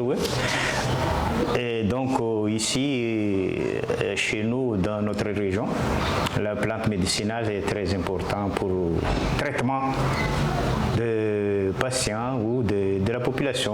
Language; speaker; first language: French; non-native, local second language; Malagasy